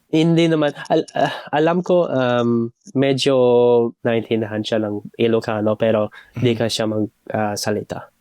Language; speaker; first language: Filipino; non-native, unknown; English